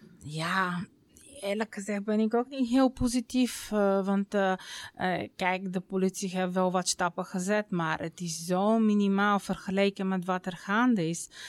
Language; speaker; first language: Dutch; non-native, fluent; Bulgarian